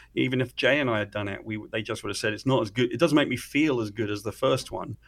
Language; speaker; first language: English; native; English